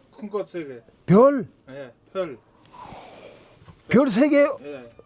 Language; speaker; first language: Korean; non-native, learner; Mongolian